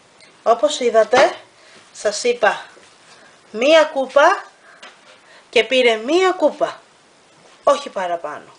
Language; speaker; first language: Greek; native; Greek